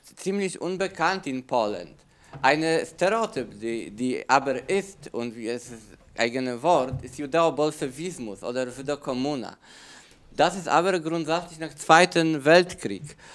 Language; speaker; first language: German; non-native, learner; Polish